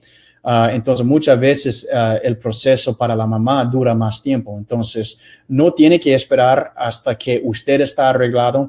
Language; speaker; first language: Spanish; non-native, fluent; English